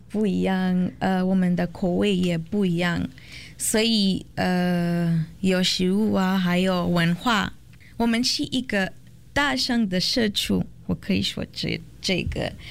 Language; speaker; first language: Chinese; non-native, learner; Portuguese